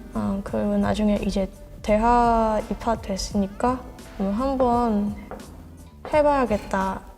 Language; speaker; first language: Korean; non-native, fluent; Burmese